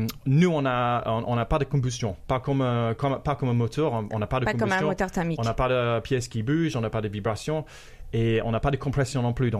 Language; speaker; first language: French; non-native, fluent; English